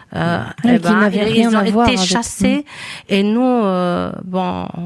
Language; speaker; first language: French; non-native, local second language; Arabic